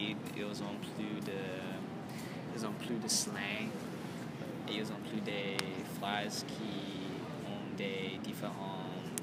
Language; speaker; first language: French; non-native, learner; English